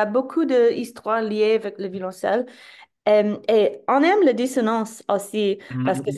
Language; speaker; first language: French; non-native, fluent; English